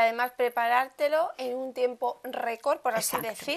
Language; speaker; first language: Spanish; native; Spanish